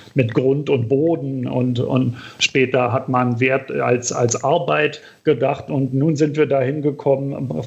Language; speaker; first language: German; native; German